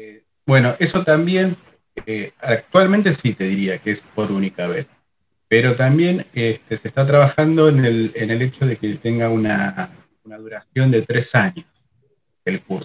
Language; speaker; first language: Spanish; native; Spanish